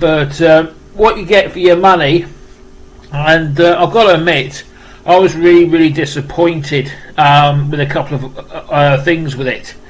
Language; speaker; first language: English; native; English